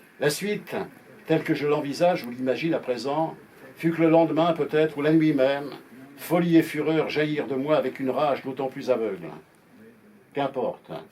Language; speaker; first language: French; native; French